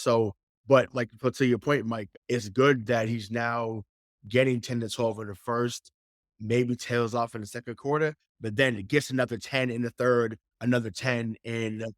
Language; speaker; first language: English; native; English